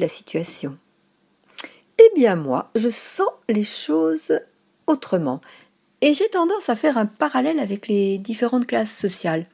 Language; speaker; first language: French; native; French